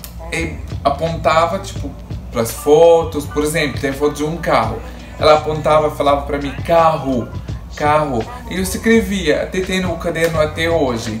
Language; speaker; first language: Portuguese; non-native, fluent; Arabic